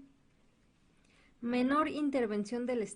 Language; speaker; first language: Spanish; native; Spanish